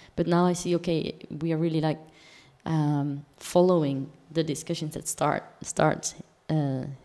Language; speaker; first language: English; non-native, fluent; Dutch